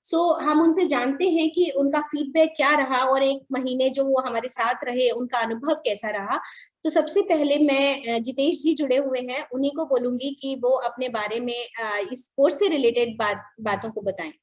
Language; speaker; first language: Hindi; native; Hindi